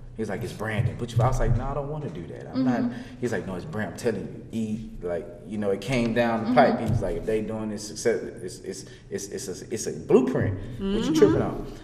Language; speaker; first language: English; native; English